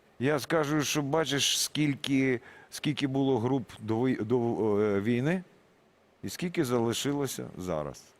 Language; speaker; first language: Ukrainian; native; Ukrainian